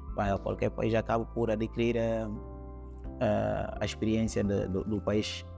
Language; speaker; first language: Portuguese; non-native, local second language; Upper Guinea Crioulo